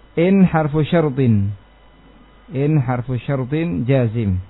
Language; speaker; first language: Arabic; non-native, fluent; Indonesian